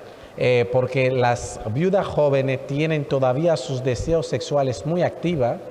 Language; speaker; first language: Spanish; non-native, fluent; Haitian Creole